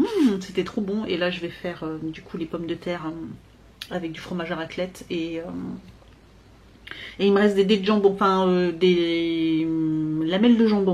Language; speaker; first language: French; native; French